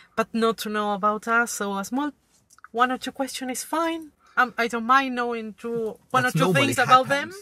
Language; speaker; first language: English; non-native, fluent; Spanish